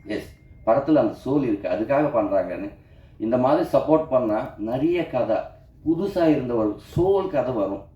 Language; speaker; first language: Tamil; non-native, local second language; Telugu